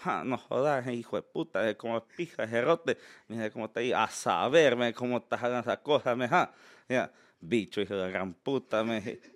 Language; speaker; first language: Spanish; early bilingual, heritage; Spanish